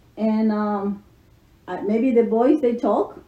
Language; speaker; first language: English; non-native, learner; Spanish